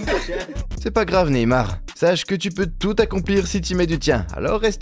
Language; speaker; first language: French; native; French